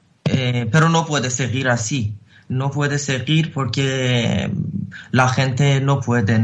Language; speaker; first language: Spanish; non-native, fluent; Persian